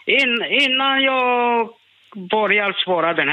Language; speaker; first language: Swedish; non-native, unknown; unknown